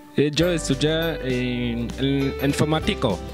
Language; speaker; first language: Spanish; non-native, learner; French